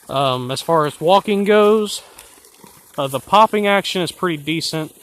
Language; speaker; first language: English; native; English